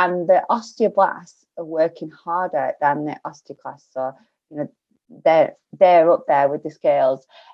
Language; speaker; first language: English; native; English